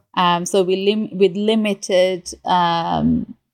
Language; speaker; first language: English; non-native, fluent; Persian